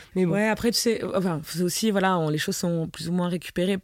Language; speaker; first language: French; native; French